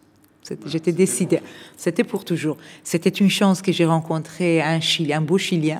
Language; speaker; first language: French; non-native, fluent; Persian